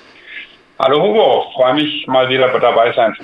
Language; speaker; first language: German; native; German